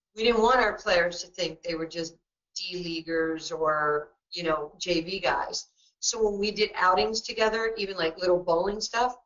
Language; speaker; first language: English; native; English